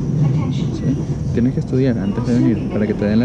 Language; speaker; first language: Spanish; native; Spanish